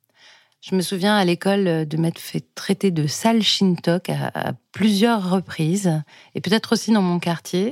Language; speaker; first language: French; native; French